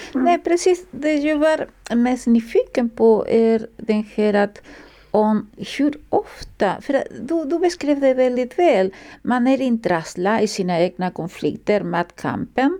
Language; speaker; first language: Swedish; non-native, fluent; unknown